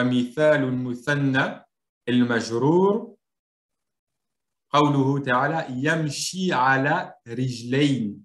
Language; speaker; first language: Arabic; non-native, fluent; French